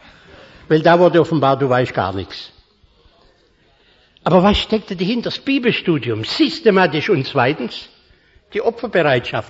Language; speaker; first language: German; native; German